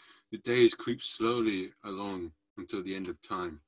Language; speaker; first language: English; native; English